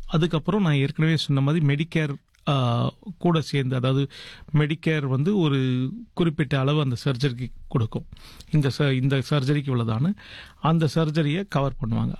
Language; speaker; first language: Tamil; native; Tamil